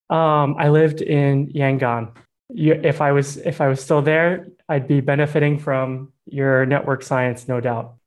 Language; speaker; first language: English; early bilingual, other home language; Burmese